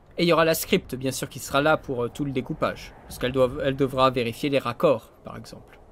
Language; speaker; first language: French; native; French